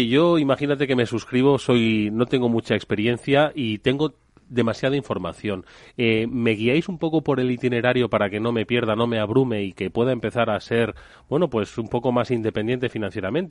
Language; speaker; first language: Spanish; native; Spanish